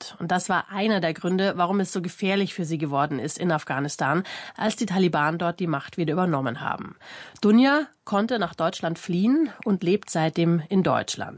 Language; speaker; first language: German; native; German